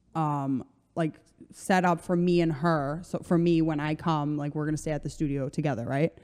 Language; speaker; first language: English; early bilingual, other home language; Slovenian